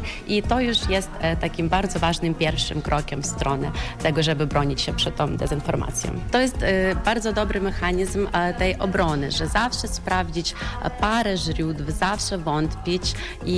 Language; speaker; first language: Polish; non-native, fluent; Ukrainian